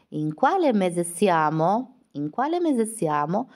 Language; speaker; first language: Italian; non-native, fluent; Albanian